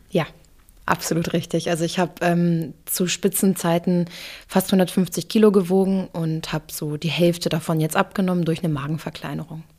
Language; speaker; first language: German; early bilingual, other home language; English